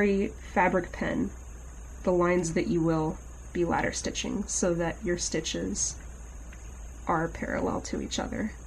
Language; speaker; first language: English; native; English